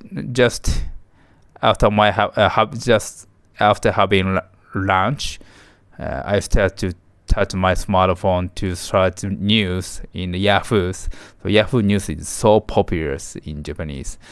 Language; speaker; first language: English; non-native, learner; Japanese